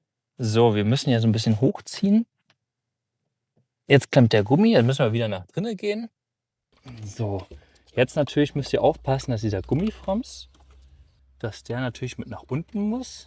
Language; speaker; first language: German; native; German